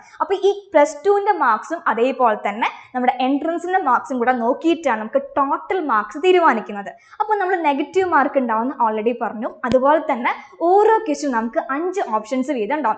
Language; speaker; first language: Malayalam; native; Malayalam